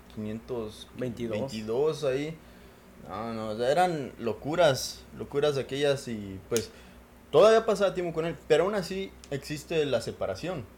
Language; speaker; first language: Spanish; native; Spanish